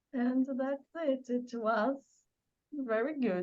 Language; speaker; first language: English; non-native, learner; Portuguese